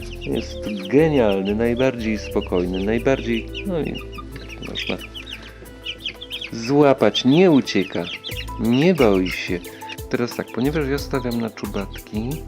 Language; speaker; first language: Polish; native; Polish